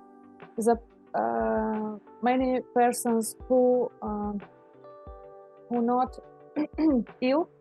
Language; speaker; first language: English; non-native, learner; Russian